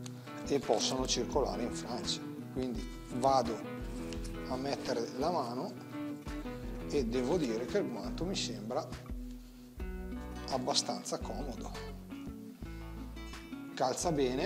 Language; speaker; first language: Italian; native; Italian